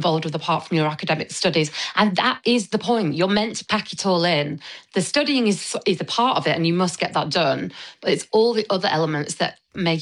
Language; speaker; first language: English; native; English